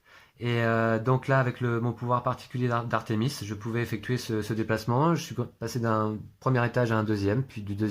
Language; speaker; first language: French; native; French